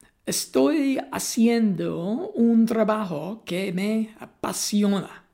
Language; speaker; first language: Spanish; non-native, learner; English